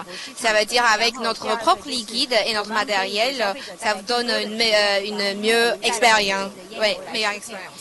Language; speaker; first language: French; non-native, fluent; Chinese